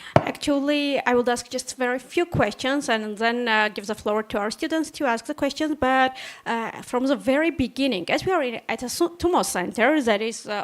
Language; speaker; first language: English; non-native, fluent; Armenian